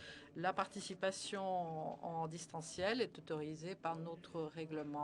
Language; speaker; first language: French; non-native, fluent; Italian